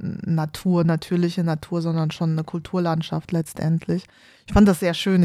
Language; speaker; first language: German; native; German